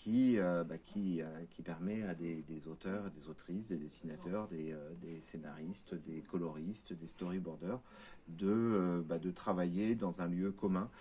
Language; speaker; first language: French; native; French